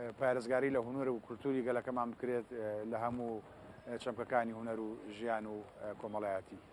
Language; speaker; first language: Central Kurdish; non-native, local second language; Gurani